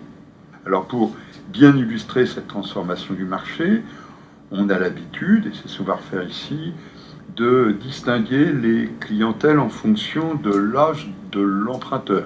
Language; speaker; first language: French; native; French